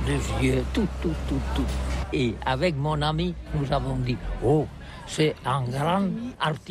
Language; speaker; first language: French; non-native, learner; Catalan